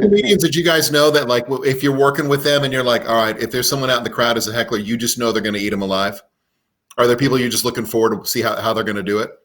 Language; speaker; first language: English; native; English